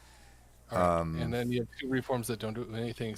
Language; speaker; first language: English; native; English